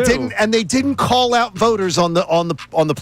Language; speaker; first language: English; native; English